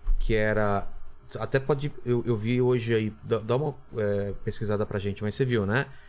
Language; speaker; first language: Portuguese; native; Portuguese